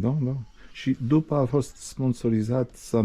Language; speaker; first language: Romanian; non-native, learner; English